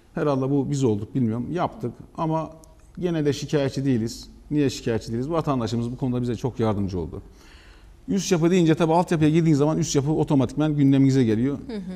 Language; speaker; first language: Turkish; native; Turkish